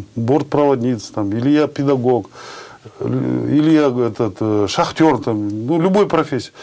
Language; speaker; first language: Russian; non-native, local second language; Kazakh